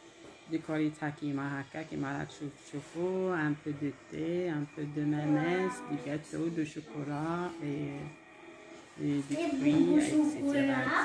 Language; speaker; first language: French; non-native, local second language; Arabic